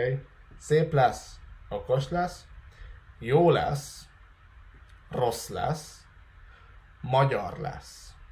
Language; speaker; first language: Hungarian; non-native, fluent; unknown